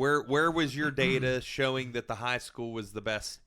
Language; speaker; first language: English; native; English